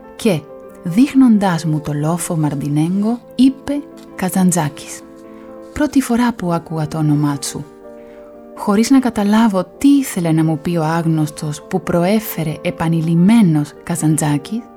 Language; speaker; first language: Greek; non-native, fluent; Spanish